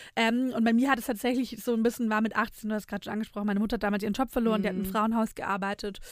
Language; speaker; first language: German; native; German